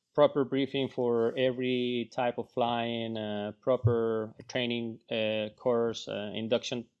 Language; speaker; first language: English; non-native, fluent; Spanish